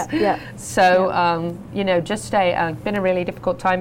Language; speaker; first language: English; native; English